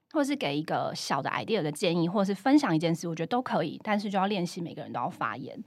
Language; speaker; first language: Chinese; native; Chinese